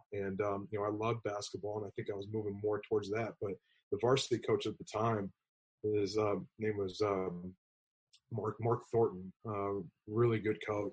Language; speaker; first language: English; native; English